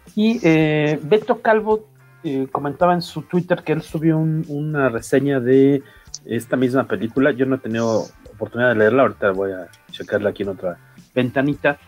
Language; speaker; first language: Spanish; native; Spanish